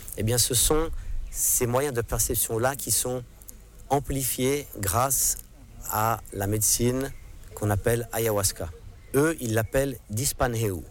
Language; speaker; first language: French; non-native, local second language; English